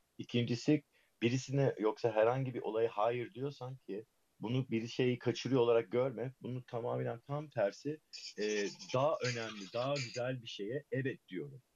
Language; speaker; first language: Turkish; early bilingual, heritage; Turkish